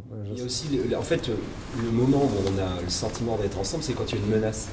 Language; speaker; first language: French; native; French